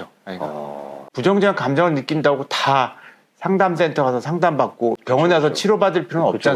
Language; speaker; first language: Korean; native; Korean